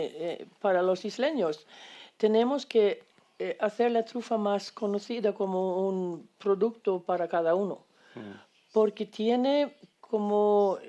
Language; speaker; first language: Spanish; non-native, fluent; Swedish